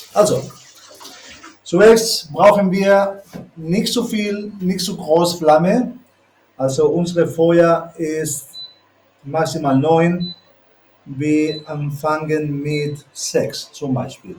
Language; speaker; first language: German; non-native, learner; Spanish